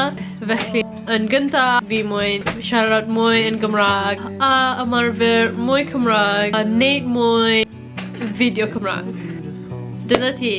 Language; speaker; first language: Welsh; non-native, learner; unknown